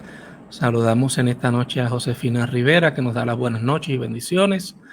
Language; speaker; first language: Spanish; native; Spanish